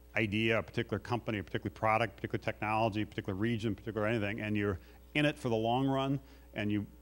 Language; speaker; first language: English; native; English